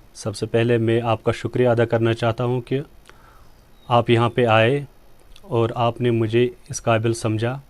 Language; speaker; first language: Hindi; non-native, local second language; Kashmiri